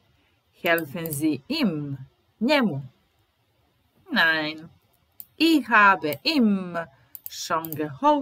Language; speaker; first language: German; non-native, fluent; Serbian